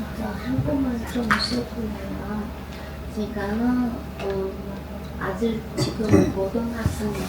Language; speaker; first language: Korean; non-native, learner; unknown